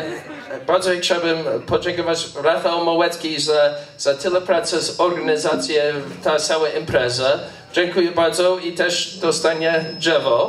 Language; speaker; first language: Polish; non-native, learner; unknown